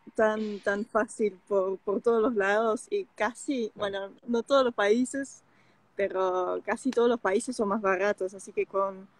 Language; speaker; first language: Spanish; non-native, fluent; Dutch